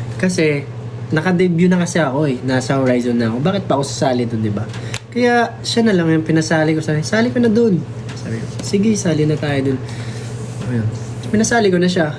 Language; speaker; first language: Filipino; non-native, local second language; Waray